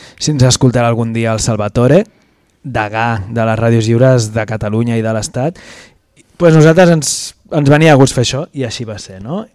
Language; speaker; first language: Catalan; native; Catalan